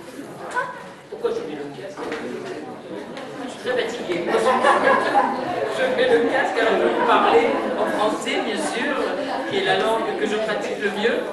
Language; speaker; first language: French; native; French